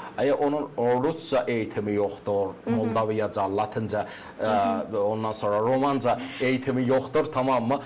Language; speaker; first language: Azerbaijani; native; Azerbaijani